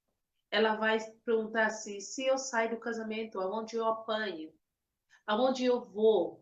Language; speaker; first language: Portuguese; non-native, fluent; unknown